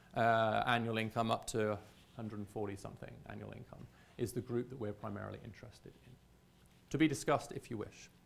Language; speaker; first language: English; native; English